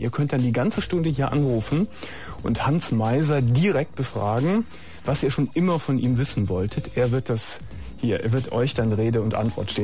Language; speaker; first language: German; native; German